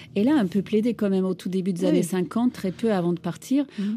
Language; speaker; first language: French; non-native, fluent; Turkish